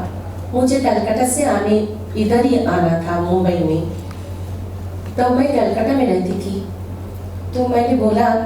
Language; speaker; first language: Hindi; non-native, local second language; Bangla